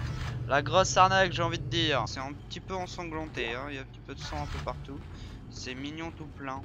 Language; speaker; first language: French; native; French